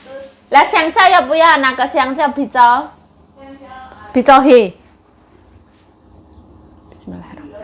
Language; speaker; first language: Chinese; non-native, learner; Javanese